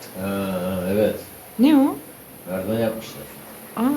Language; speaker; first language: Turkish; native; Turkish